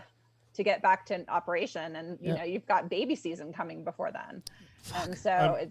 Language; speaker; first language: English; native; English